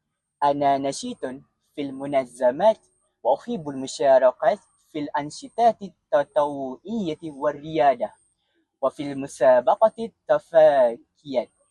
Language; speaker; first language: Arabic; non-native, learner; Malay